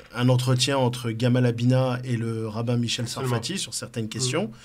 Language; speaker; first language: French; native; French